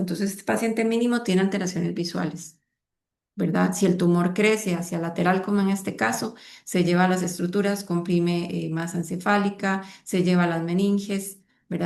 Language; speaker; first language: Spanish; native; Spanish